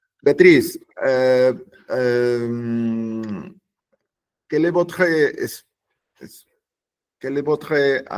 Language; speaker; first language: French; non-native, learner; Spanish